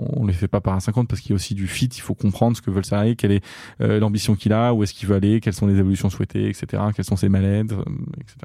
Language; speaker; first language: French; native; French